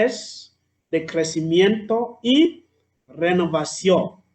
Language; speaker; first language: Spanish; non-native, fluent; Southern Sotho